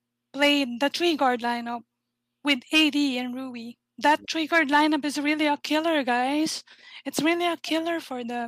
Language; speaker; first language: English; non-native, local second language; Filipino